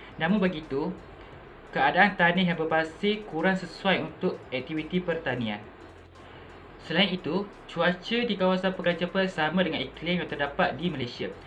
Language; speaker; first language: Malay; native; Malay